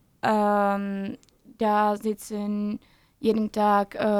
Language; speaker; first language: German; non-native, fluent; Czech